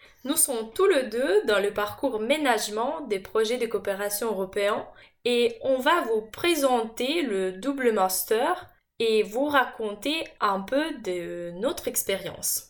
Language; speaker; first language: French; non-native, fluent; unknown